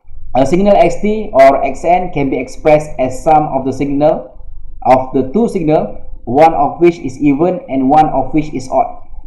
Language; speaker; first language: English; non-native, local second language; Malay